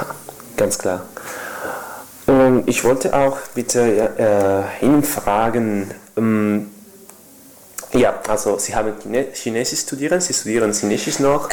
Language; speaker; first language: German; non-native, learner; Spanish